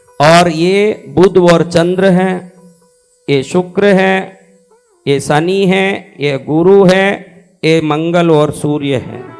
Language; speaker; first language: Hindi; native; Hindi